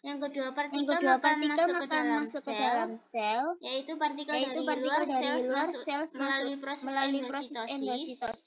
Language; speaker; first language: Indonesian; native; Indonesian